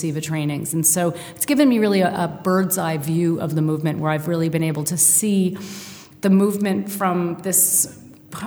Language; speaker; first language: English; native; English